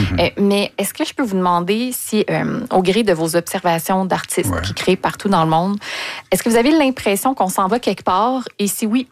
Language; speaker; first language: French; native; French